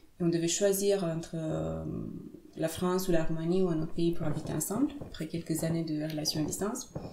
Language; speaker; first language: French; non-native, fluent; Romanian